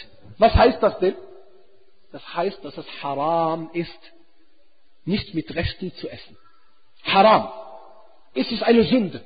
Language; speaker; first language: German; non-native, fluent; Arabic